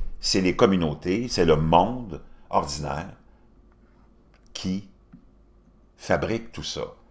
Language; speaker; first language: French; native; French